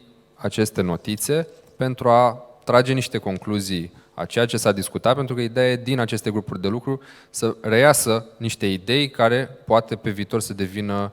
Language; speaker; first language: Romanian; native; Romanian